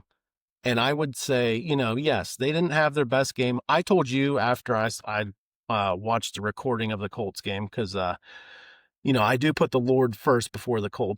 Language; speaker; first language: English; native; English